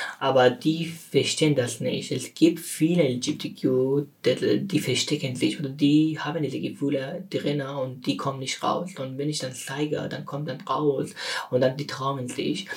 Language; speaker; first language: German; non-native, learner; Persian